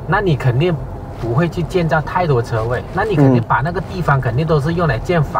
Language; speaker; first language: Chinese; native; Chinese